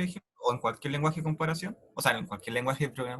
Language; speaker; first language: Spanish; native; Spanish